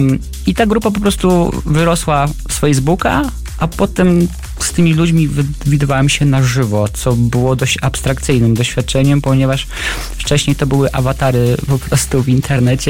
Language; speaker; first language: Polish; native; Polish